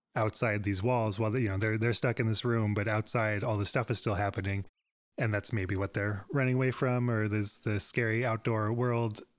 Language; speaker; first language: English; native; English